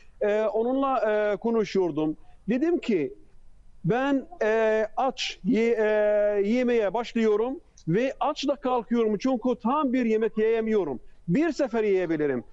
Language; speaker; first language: Turkish; non-native, fluent; Arabic